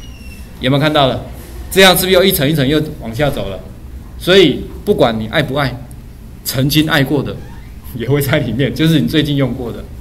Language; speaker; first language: Chinese; native; Chinese